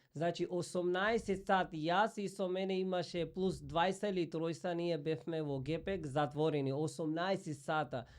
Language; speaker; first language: Macedonian; non-native, fluent; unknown